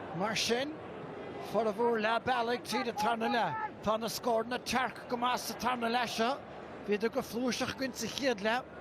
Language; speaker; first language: Irish; native; Irish